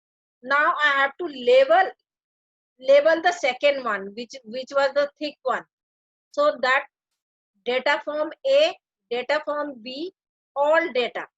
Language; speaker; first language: English; non-native, local second language; Hindi